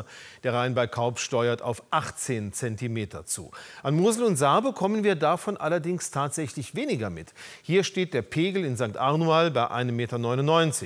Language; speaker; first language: German; native; German